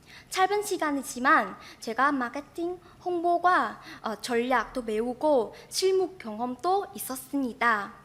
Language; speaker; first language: Korean; non-native, fluent; Vietnamese